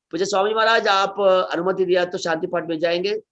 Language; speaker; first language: Hindi; non-native, local second language; Telugu